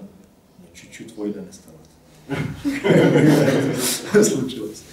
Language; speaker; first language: Russian; non-native, learner; Serbian